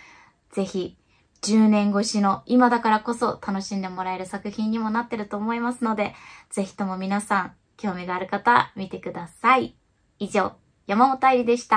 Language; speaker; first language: Japanese; native; Japanese